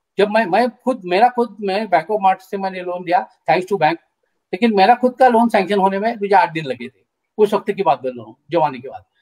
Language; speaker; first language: Hindi; non-native, local second language; Marathi